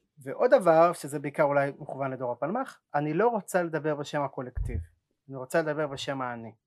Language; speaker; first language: Hebrew; early bilingual, other home language; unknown